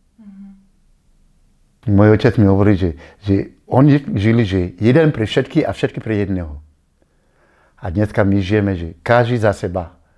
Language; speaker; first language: Slovak; non-native, fluent; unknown